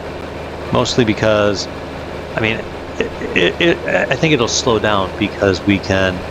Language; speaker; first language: English; native; English